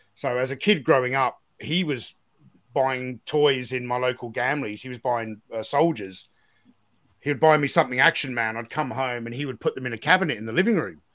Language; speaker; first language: English; native; English